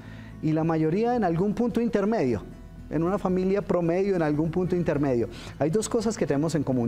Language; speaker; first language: Spanish; native; Spanish